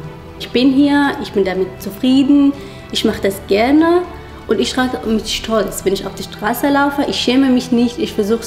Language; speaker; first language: German; non-native, fluent; Arabic